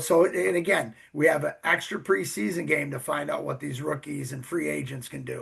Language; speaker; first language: English; native; English